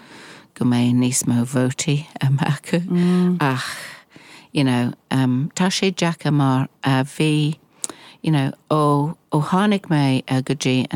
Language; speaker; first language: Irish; non-native, learner; English